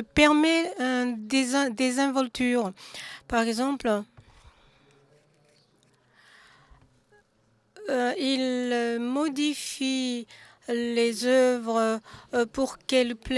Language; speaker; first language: French; non-native, fluent; Japanese